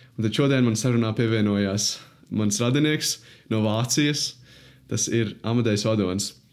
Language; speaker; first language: Latvian; native; Latvian